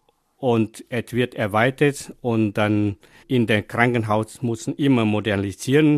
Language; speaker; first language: German; non-native, fluent; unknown